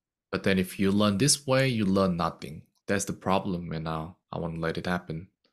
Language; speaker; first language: English; non-native, fluent; Korean